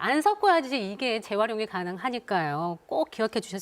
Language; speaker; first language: Korean; native; Korean